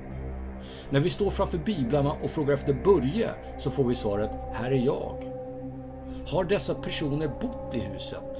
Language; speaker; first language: Swedish; native; Swedish